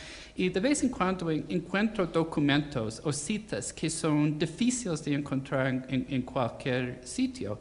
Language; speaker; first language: Spanish; non-native, fluent; English